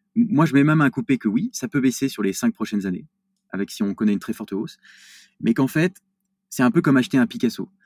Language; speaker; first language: French; native; French